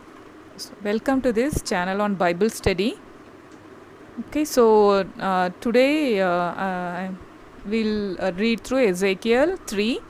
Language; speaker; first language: English; non-native, local second language; Tamil